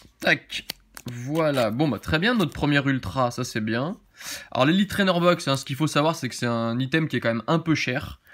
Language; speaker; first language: French; native; French